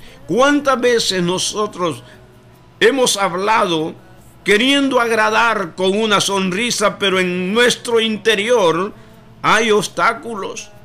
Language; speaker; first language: Spanish; native; Spanish